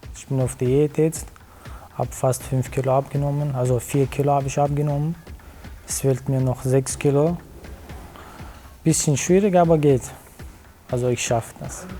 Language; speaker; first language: German; non-native, fluent; Chechen